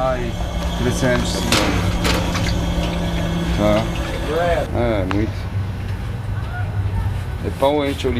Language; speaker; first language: Portuguese; non-native, learner; German